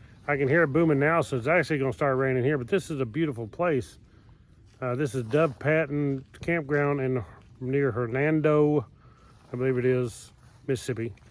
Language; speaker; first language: English; native; English